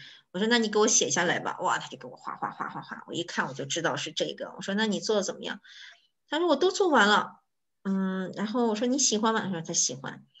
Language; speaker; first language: Chinese; native; Chinese